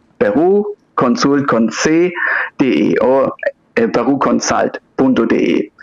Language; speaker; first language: Spanish; non-native, fluent; German